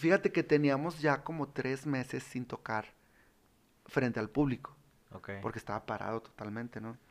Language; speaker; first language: Spanish; native; Spanish